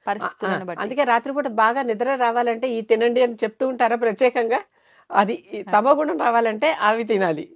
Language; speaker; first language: Telugu; native; Telugu